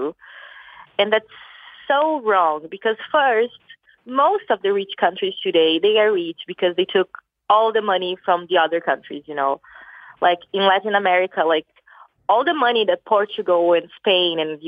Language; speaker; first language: English; non-native, fluent; Portuguese